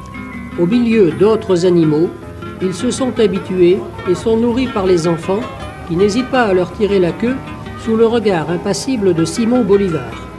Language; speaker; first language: French; native; French